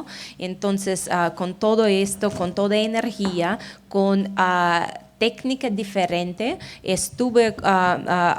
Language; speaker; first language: Spanish; non-native, fluent; Russian